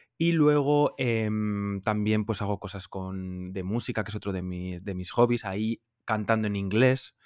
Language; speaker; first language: Spanish; native; Spanish